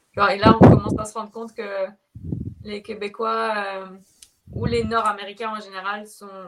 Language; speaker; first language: French; native; French